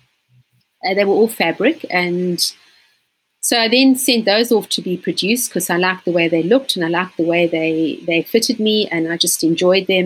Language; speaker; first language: English; native; English